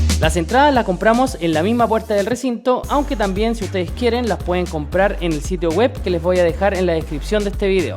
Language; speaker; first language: Spanish; native; Spanish